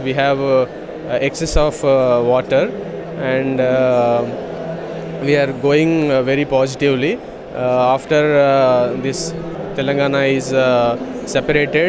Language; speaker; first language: English; non-native, local second language; Telugu